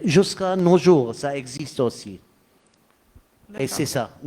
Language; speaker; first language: French; non-native, fluent; Arabic